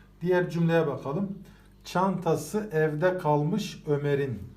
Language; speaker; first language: Turkish; native; Turkish